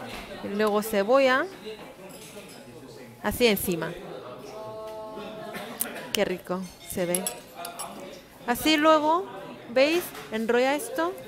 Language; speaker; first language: Spanish; non-native, learner; Korean